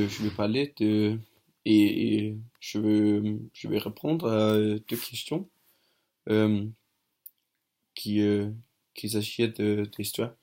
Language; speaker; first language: French; non-native, learner; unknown